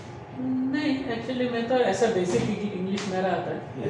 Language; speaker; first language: Hindi; non-native, learner; Bangla